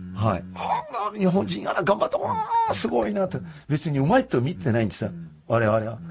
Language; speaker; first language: Japanese; non-native, fluent; Portuguese